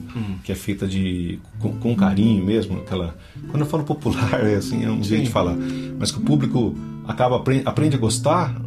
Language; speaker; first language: Portuguese; native; Portuguese